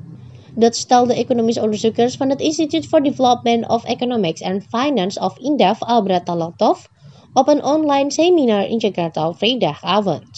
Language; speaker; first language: Dutch; non-native, fluent; Indonesian